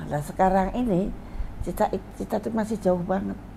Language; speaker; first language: Indonesian; native; Indonesian